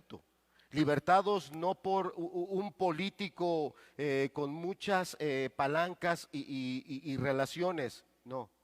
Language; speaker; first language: Spanish; native; Spanish